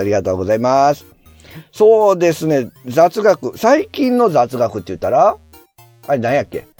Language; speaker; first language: Japanese; native; Japanese